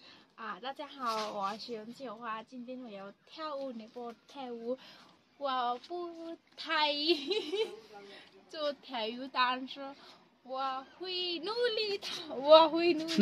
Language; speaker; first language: Chinese; non-native, learner; Nepali